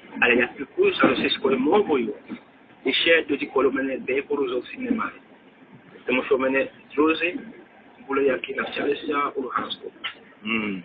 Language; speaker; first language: Ukrainian; non-native, fluent; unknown